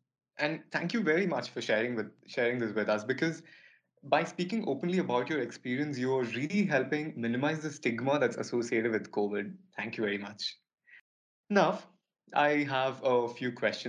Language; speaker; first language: English; non-native, local second language; Kannada